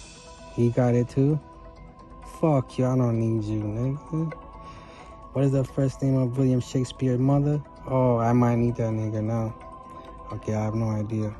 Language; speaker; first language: English; native; English